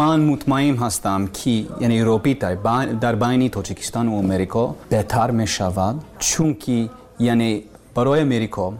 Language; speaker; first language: Persian; non-native, learner; English